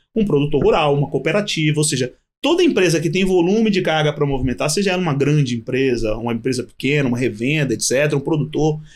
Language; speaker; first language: Portuguese; native; Portuguese